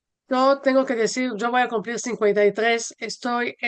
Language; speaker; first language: Spanish; non-native, fluent; Hebrew